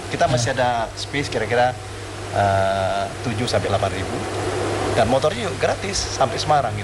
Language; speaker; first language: Indonesian; native; Indonesian